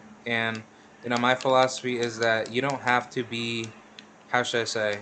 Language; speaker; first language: English; native; English